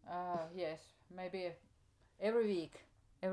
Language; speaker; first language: English; non-native, learner; Finnish